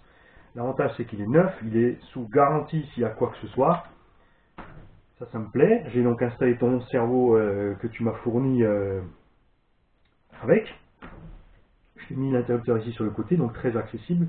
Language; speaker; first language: French; native; French